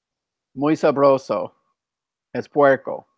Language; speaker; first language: Spanish; non-native, fluent; English